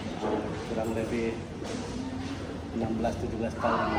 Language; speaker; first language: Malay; non-native, learner; Indonesian